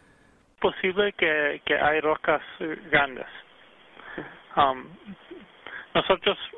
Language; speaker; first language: Spanish; early bilingual, heritage; English